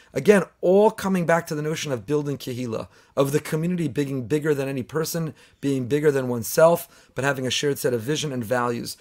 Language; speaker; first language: English; native; English